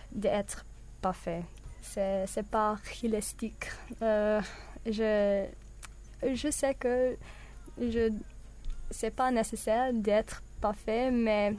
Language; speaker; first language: French; non-native, learner; English